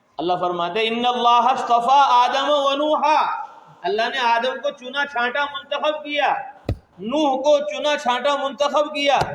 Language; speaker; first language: Urdu; native; Urdu